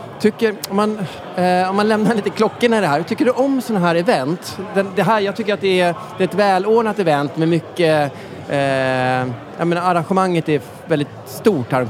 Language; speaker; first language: Swedish; native; Swedish